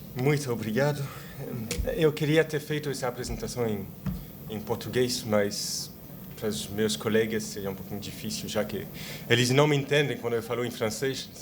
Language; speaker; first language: Portuguese; non-native, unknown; French